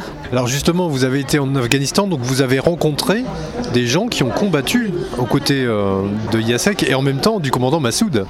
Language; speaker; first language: French; native; French